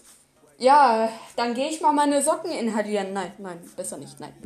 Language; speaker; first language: German; native; German